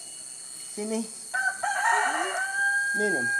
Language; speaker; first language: Indonesian; non-native, learner; English